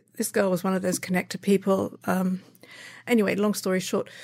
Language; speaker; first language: English; native; English